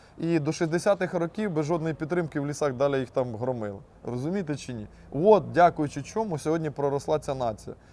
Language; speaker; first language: Ukrainian; native; Ukrainian